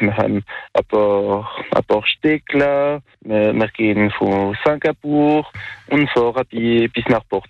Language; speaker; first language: German; non-native, local second language; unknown